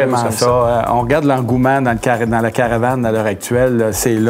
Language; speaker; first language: French; native; French